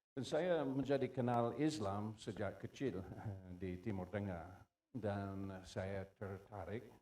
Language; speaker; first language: Indonesian; non-native, fluent; English